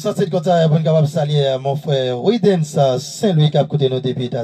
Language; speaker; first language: French; non-native, local second language; Haitian Creole